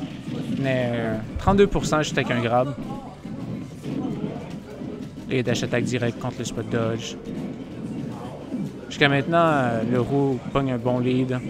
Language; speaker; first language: French; native; French